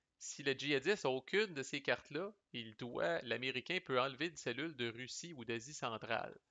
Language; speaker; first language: French; native; French